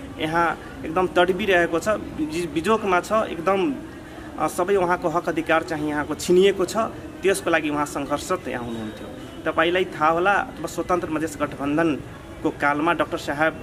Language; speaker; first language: Nepali; non-native, local second language; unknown